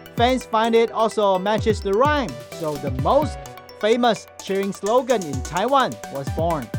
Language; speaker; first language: English; non-native, fluent; Chinese